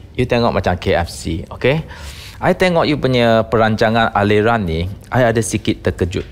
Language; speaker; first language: Malay; non-native, local second language; Chinese